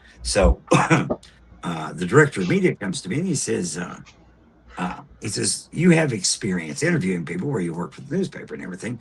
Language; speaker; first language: English; native; English